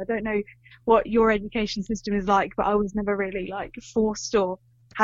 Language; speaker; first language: English; native; English